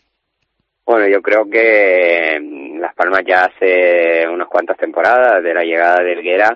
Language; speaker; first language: Spanish; native; Spanish